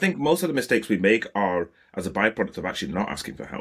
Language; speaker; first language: English; native; English